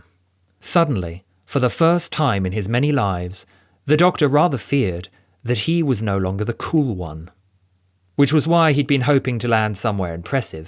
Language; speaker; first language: English; native; English